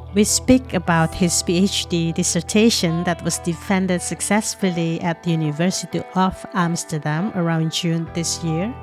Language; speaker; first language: English; non-native, fluent; Indonesian